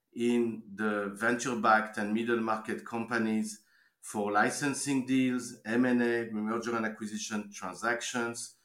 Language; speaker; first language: English; non-native, fluent; French